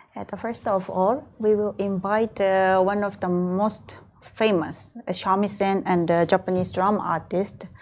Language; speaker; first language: English; non-native, fluent; Japanese